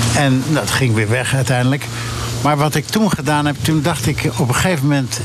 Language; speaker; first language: Dutch; native; Dutch